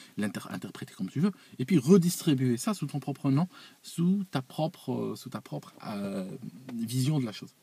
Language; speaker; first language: French; non-native, local second language; Arabic